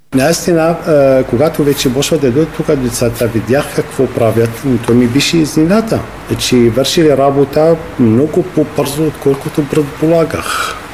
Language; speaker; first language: Bulgarian; non-native, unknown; Arabic